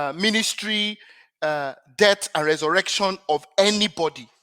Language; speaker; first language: English; non-native, local second language; Yoruba